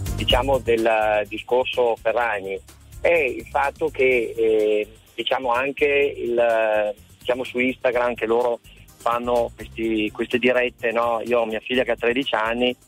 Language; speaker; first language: Italian; native; Italian